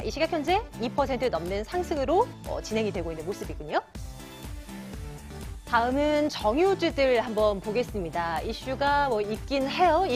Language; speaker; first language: Korean; native; Korean